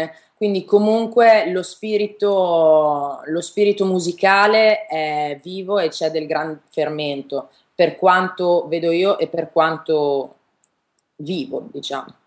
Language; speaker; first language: Italian; native; Italian